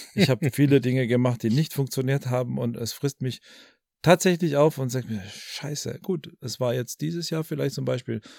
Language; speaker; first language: German; early bilingual, other home language; Albanian